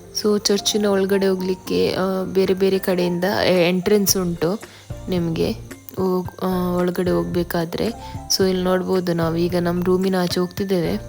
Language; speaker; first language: Kannada; non-native, local second language; Tulu